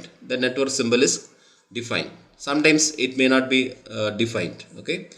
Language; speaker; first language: English; non-native, local second language; Tamil